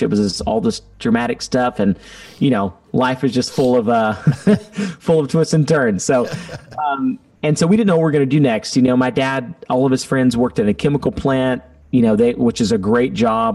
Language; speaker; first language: English; native; English